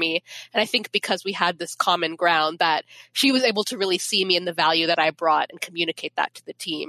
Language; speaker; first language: English; native; English